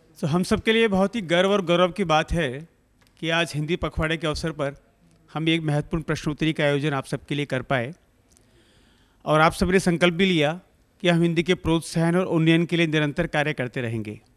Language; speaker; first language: Hindi; native; Hindi